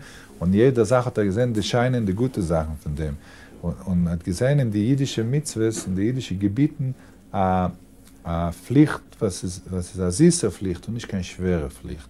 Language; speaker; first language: German; non-native, learner; Yiddish